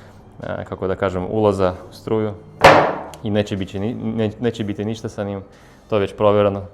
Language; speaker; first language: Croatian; non-native, fluent; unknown